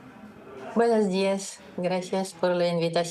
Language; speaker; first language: Spanish; non-native, fluent; Russian